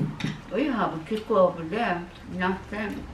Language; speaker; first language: English; non-native, learner; Japanese